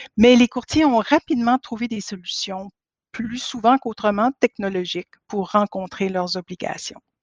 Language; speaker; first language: French; native; French